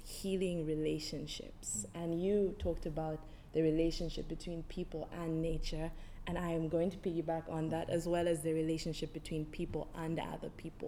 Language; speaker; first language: English; non-native, local second language; Nyanja